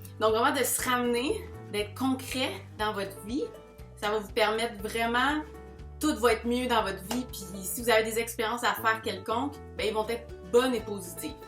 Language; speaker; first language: French; native; French